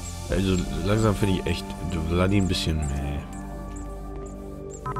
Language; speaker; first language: German; native; German